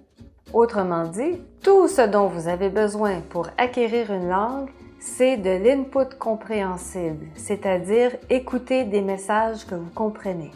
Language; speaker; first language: French; native; French